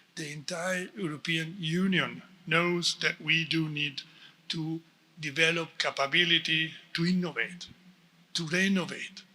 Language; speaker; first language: English; non-native, fluent; Italian